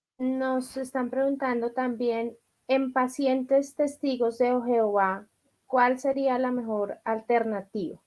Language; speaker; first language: Spanish; native; Spanish